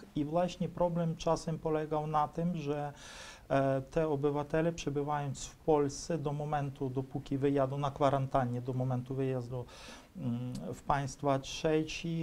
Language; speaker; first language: Polish; non-native, fluent; Ukrainian